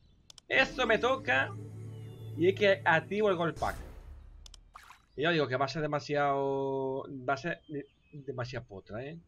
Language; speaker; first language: Spanish; native; Spanish